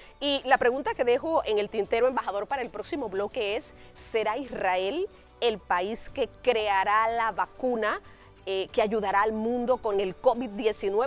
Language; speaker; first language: Spanish; native; Spanish